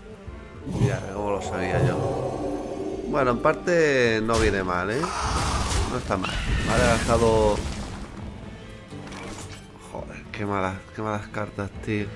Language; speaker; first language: Spanish; native; Spanish